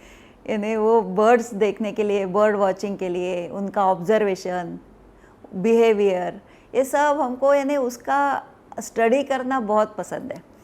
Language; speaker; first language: Hindi; non-native, local second language; Marathi